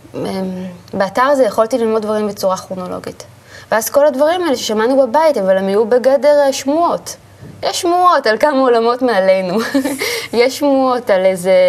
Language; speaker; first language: Hebrew; native; Hebrew